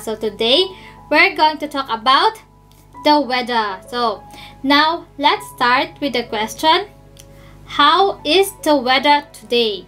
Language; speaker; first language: English; non-native, local second language; Filipino